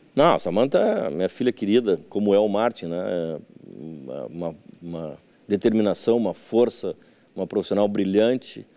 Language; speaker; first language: Portuguese; native; Portuguese